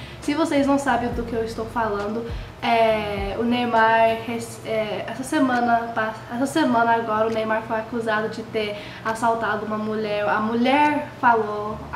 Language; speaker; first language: Portuguese; early bilingual, heritage; Portuguese